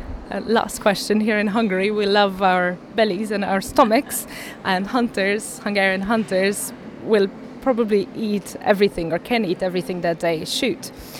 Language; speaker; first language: English; non-native, fluent; Hungarian